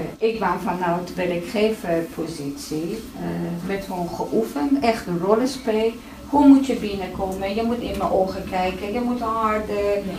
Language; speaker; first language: Dutch; non-native, fluent; Persian